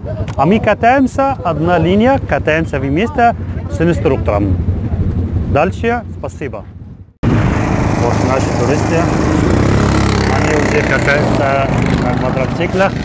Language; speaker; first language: Russian; non-native, learner; Arabic